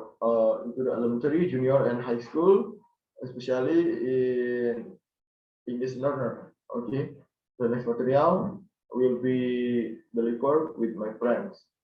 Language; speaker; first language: English; non-native, learner; Indonesian